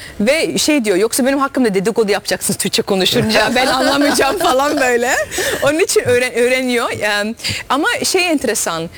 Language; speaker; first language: Turkish; early bilingual, heritage; Dutch